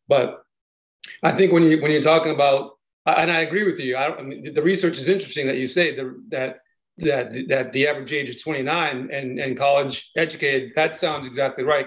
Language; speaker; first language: English; native; English